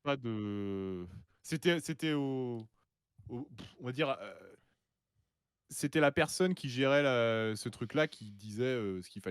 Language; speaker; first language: French; native; French